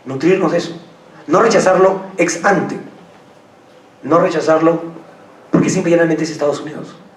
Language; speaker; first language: Spanish; native; Spanish